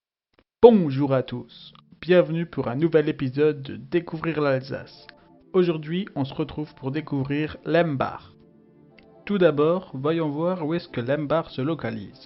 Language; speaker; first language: French; native; French